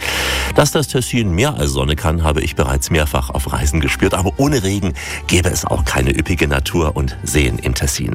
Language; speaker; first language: German; native; German